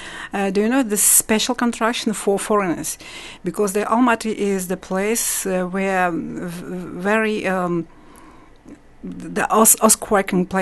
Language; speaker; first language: English; non-native, learner; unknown